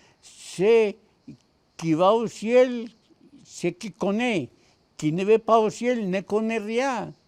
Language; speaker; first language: French; non-native, learner; Spanish